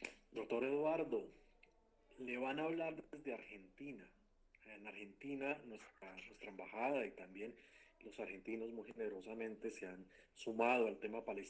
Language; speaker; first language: Spanish; native; Spanish